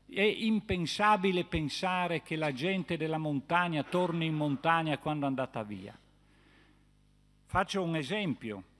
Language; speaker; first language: Italian; native; Italian